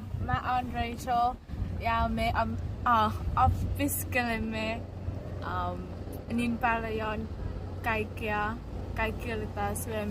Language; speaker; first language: Finnish; non-native, learner; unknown